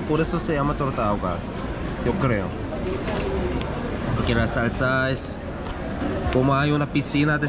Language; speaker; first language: Spanish; non-native, learner; Korean